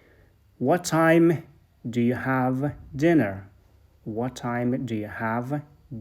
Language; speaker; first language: English; non-native, fluent; Persian